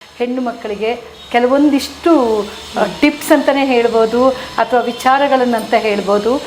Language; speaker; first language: Kannada; native; Kannada